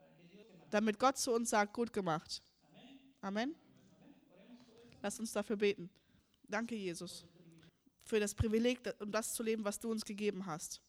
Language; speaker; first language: German; early bilingual, heritage; German